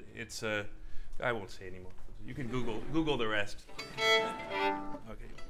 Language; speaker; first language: English; native; English